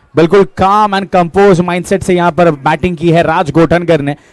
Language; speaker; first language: Hindi; non-native, local second language; Marathi